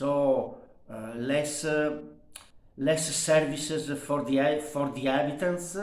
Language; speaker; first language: English; non-native, learner; Italian